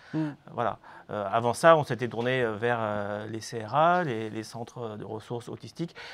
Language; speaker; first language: French; native; French